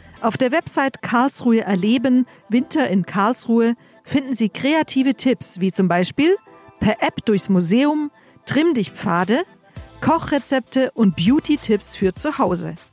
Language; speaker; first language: German; native; German